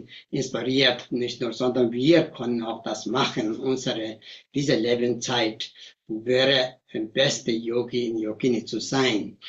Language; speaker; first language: German; non-native, fluent; Tibetan